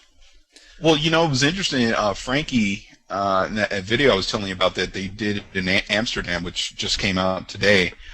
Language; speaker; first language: English; native; English